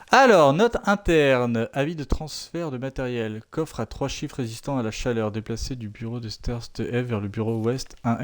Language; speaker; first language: French; native; French